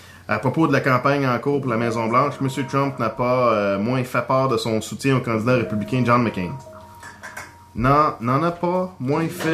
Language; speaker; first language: French; native; French